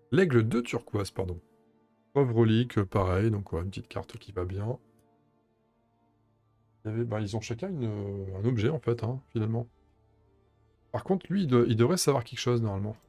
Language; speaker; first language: French; native; French